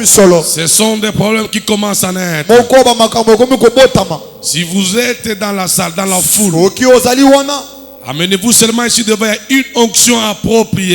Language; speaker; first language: French; non-native, local second language; Lingala